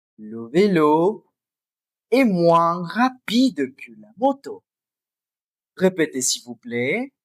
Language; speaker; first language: French; non-native, fluent; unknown